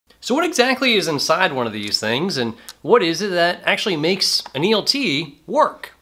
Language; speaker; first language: English; native; English